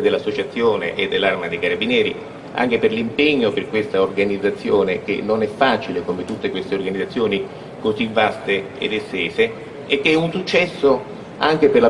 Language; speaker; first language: Italian; native; Italian